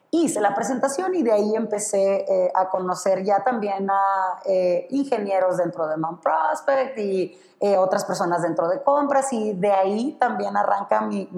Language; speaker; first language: Spanish; native; Spanish